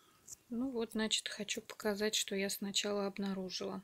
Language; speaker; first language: Russian; native; Russian